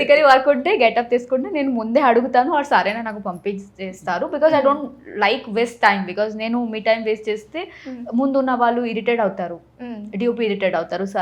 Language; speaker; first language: Telugu; non-native, fluent; Odia